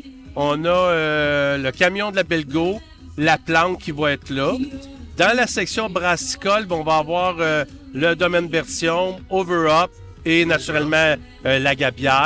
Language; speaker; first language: French; native; French